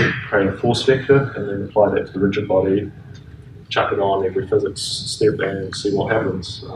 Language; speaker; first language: English; native; English